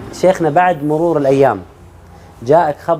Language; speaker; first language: Arabic; native; Arabic